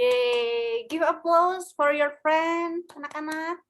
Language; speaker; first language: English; non-native, learner; Indonesian